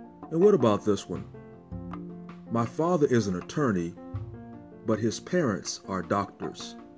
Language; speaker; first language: English; native; English